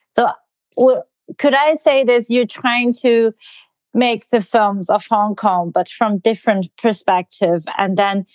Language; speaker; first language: English; non-native, local second language; Cantonese